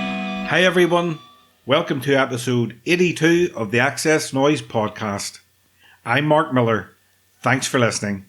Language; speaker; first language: English; native; English